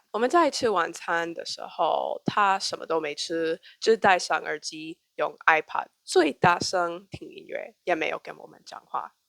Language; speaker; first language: Chinese; non-native, fluent; English